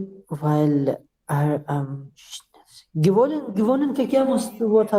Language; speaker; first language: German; non-native, learner; Urdu